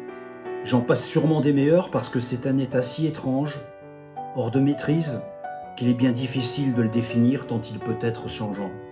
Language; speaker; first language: French; native; French